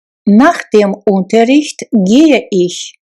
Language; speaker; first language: German; non-native, fluent; Russian